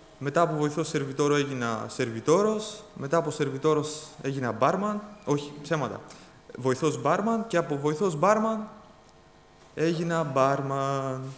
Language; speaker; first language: Greek; early bilingual, other home language; Bulgarian